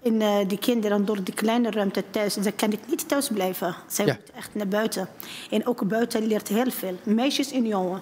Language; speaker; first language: Dutch; non-native, learner; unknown